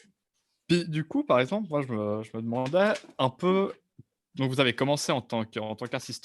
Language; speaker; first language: French; native; French